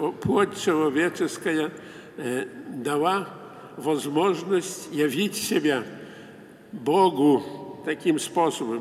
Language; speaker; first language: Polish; non-native, local second language; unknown